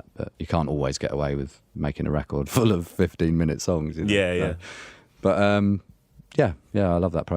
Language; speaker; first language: English; native; English